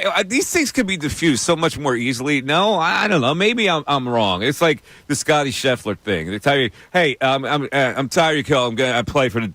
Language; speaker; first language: English; native; English